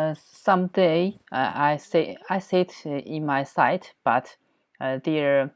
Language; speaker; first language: English; non-native, learner; Chinese